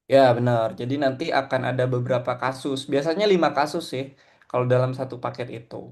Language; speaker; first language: Indonesian; native; Indonesian